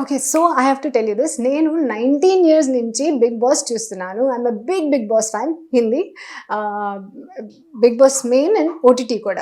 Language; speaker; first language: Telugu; non-native, learner; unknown